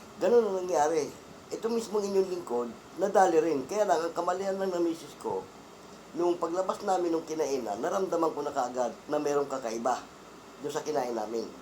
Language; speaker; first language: Filipino; non-native, local second language; Cebuano